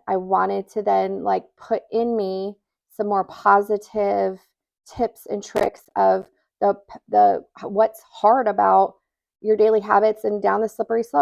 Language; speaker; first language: English; native; English